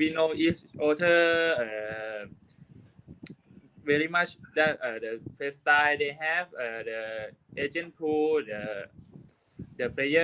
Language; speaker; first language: English; non-native, learner; Thai